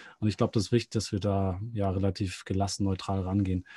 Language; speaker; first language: German; native; German